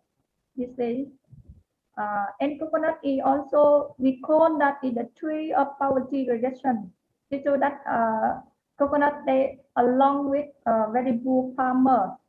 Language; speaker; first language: English; non-native, learner; Vietnamese